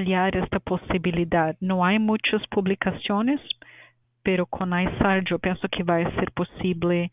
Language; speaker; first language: Spanish; non-native, fluent; Portuguese